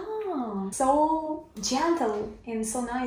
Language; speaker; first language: English; non-native, fluent; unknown